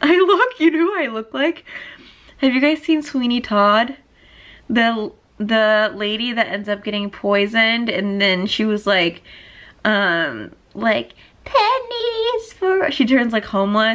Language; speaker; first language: English; native; English